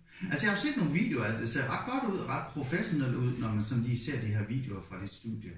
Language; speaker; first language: Danish; native; Danish